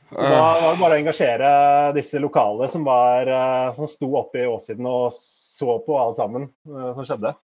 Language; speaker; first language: Norwegian; native; Norwegian